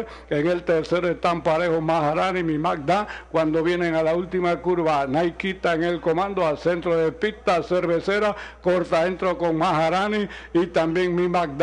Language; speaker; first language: Spanish; native; Spanish